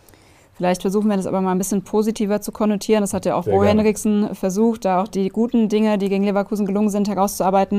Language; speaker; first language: German; native; German